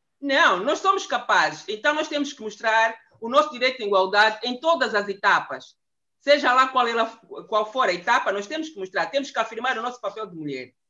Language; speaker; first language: Portuguese; native; Portuguese